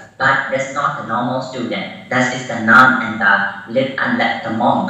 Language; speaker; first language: English; non-native, learner; Burmese